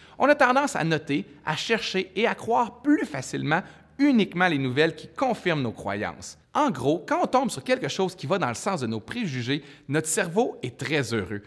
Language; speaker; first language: French; native; French